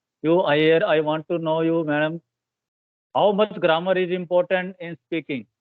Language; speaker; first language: English; non-native, learner; Hindi